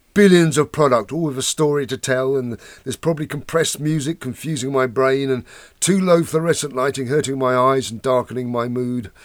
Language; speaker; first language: English; native; English